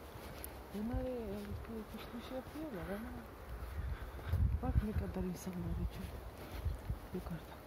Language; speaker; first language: Turkish; non-native, learner; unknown